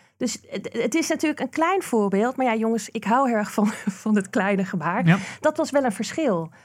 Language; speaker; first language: Dutch; native; Dutch